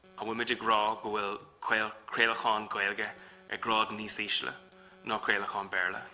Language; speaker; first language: Irish; non-native, local second language; English